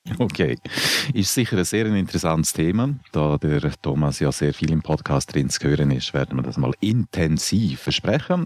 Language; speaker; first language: German; native; German